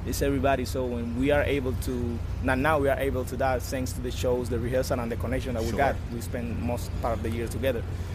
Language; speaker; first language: English; non-native, fluent; Spanish